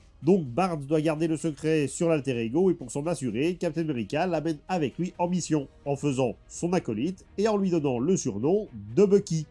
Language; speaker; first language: French; native; French